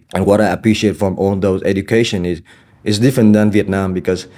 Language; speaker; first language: English; non-native, fluent; Vietnamese